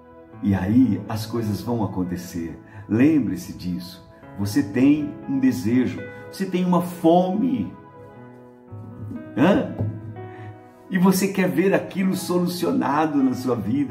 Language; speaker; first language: Portuguese; native; Portuguese